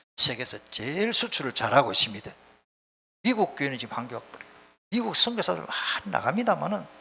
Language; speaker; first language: Korean; native; Korean